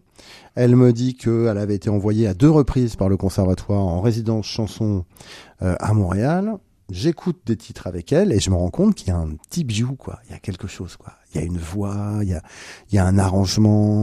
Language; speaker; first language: French; native; French